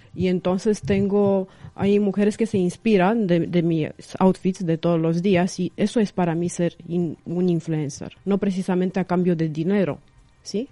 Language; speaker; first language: Spanish; non-native, fluent; Romanian